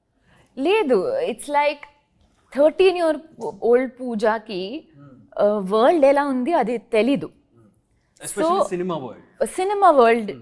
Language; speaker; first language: Telugu; non-native, learner; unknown